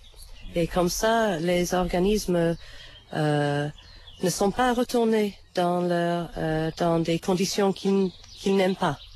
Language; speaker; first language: French; non-native, fluent; English